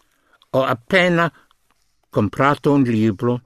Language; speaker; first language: Italian; non-native, fluent; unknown